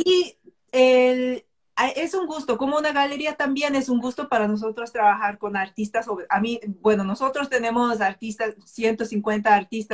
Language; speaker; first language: Spanish; non-native, fluent; Korean